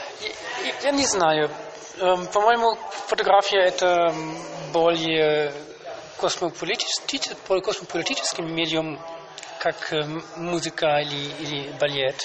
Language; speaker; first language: Russian; non-native, learner; German